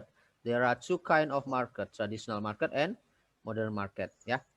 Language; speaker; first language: English; non-native, fluent; Indonesian